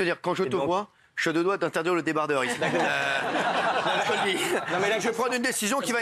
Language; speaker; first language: French; native; French